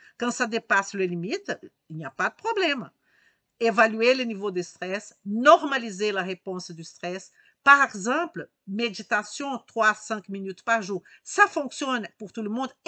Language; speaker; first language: French; native; French